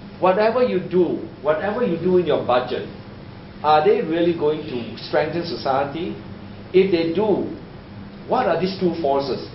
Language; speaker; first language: English; native; English